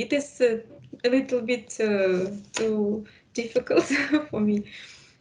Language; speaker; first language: English; non-native, fluent; Russian